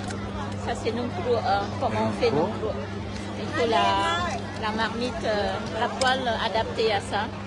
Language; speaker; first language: French; early bilingual, other home language; Vietnamese